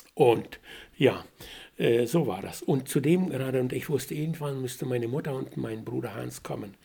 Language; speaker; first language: German; non-native, fluent; Russian